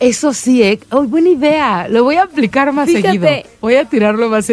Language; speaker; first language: Spanish; native; Spanish